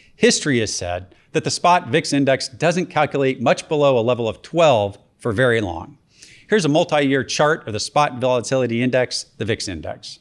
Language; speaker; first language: English; native; English